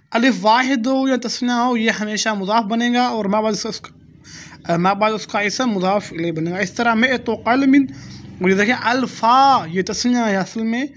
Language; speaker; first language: Urdu; non-native, local second language; Pashto